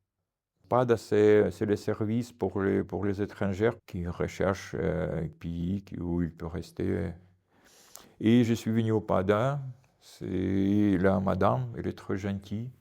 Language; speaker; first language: French; non-native, fluent; Russian